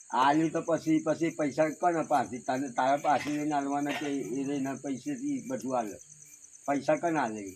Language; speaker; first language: Gujarati; native; Gujarati